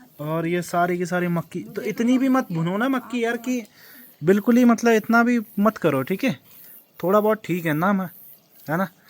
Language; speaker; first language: Hindi; native; Hindi